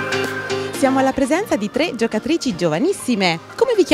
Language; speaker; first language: Italian; native; Italian